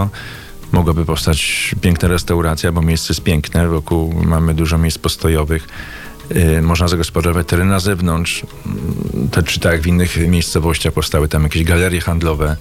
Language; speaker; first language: Polish; native; Polish